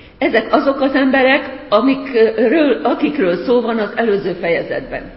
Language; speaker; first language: Hungarian; native; Hungarian